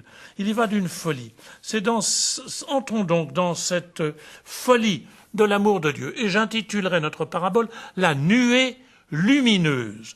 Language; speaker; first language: French; native; French